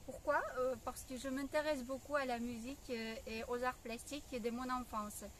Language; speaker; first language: French; non-native, fluent; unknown